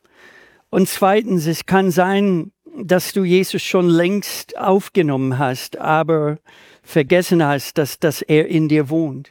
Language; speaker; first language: German; native; German